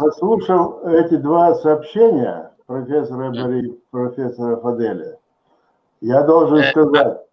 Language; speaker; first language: Russian; native; Russian